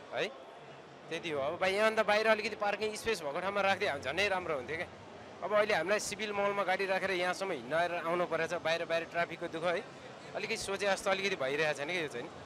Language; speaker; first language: Nepali; native; Nepali